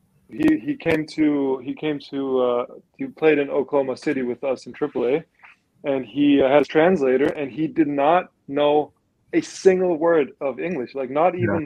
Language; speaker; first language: English; non-native, fluent; German